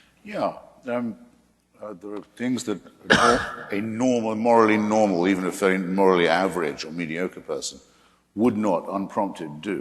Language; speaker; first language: English; native; English